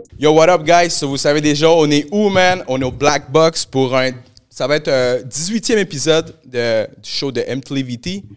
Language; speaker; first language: French; early bilingual, other home language; Spanish